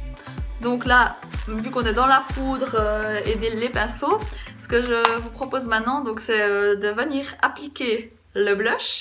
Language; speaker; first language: French; native; French